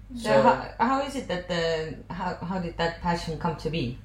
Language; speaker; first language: English; non-native, fluent; Estonian